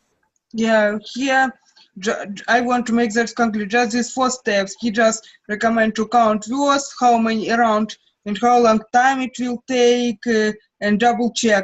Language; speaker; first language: English; non-native, fluent; Russian